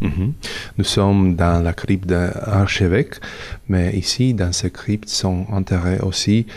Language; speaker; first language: French; non-native, learner; Slovak